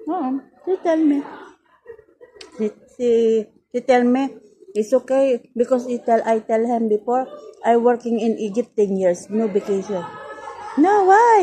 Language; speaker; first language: English; non-native, learner; Filipino